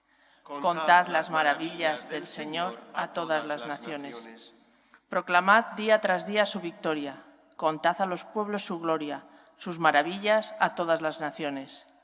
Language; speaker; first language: Spanish; native; Spanish